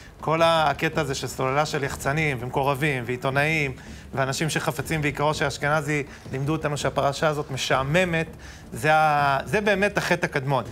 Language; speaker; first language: Hebrew; native; Hebrew